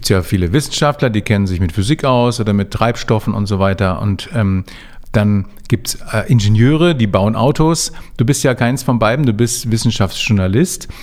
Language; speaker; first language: German; native; German